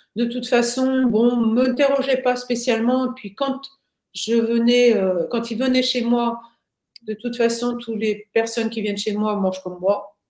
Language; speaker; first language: French; native; French